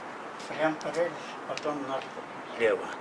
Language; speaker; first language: Russian; non-native, local second language; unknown